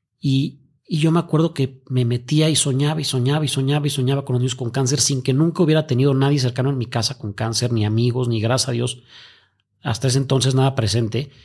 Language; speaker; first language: Spanish; native; Spanish